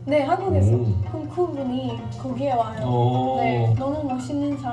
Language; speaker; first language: Korean; non-native, learner; Hindi